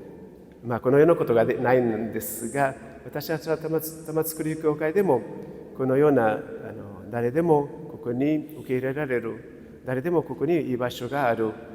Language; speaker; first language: Japanese; non-native, fluent; Portuguese